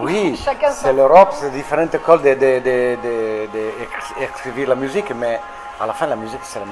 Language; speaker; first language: French; non-native, fluent; Italian